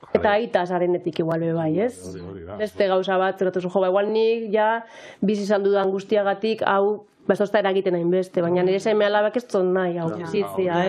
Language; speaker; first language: Basque; native; Basque